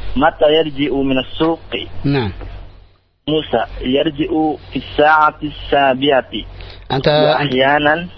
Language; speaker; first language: Arabic; non-native, learner; Indonesian